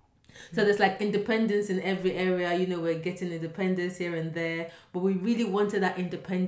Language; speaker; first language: English; non-native, local second language; Yoruba